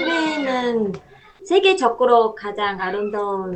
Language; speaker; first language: Korean; non-native, fluent; Vietnamese